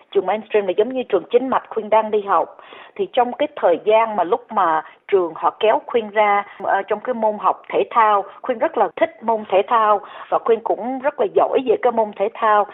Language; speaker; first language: Vietnamese; early bilingual, heritage; Vietnamese